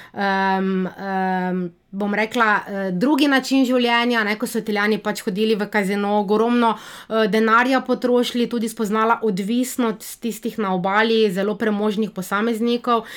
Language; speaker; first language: Slovenian; native; Slovenian